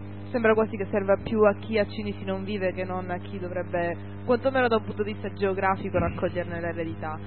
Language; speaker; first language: Italian; native; Italian